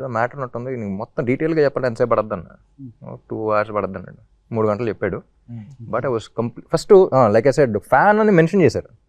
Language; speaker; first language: Telugu; native; Telugu